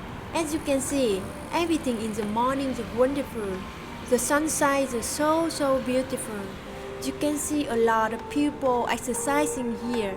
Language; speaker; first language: English; non-native, learner; Vietnamese